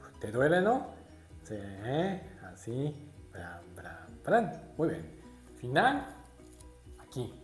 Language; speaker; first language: Spanish; non-native, learner; Japanese